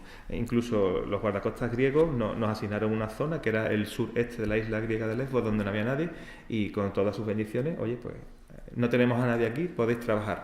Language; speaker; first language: Spanish; native; Spanish